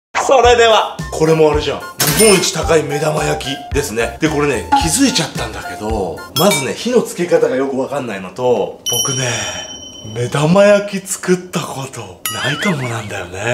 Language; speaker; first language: Japanese; native; Japanese